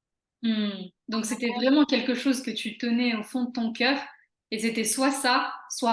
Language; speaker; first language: French; native; French